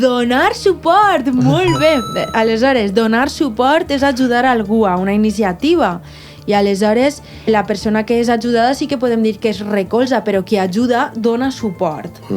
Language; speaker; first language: Catalan; native; Catalan